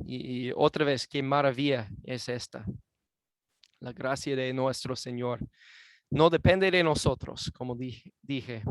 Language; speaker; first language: Spanish; non-native, fluent; English